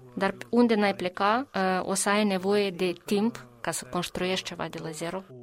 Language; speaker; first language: Romanian; non-native, fluent; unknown